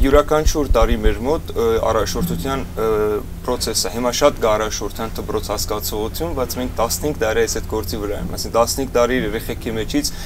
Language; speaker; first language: Armenian; early bilingual, heritage; Armenian